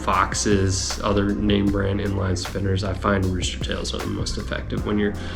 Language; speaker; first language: English; native; English